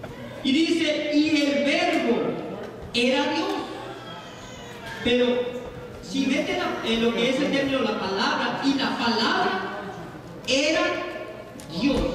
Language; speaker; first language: Spanish; native; Spanish